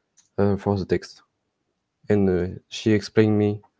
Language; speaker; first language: English; non-native, learner; French